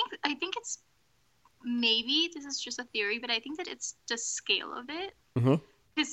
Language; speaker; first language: English; non-native, local second language; Filipino